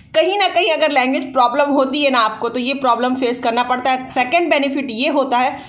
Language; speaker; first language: Hindi; native; Hindi